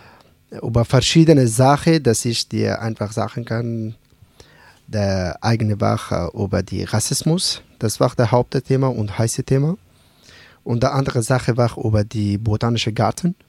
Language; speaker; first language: German; non-native, learner; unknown